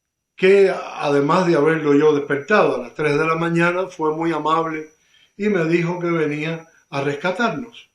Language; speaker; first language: Spanish; native; Spanish